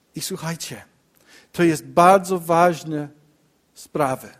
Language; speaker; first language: Polish; non-native, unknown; English